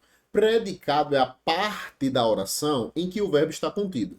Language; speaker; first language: Portuguese; native; Portuguese